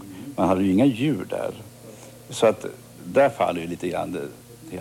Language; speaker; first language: Swedish; native; Swedish